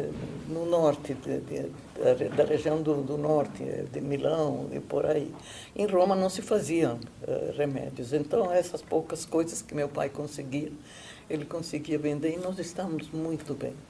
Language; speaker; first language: Portuguese; non-native, fluent; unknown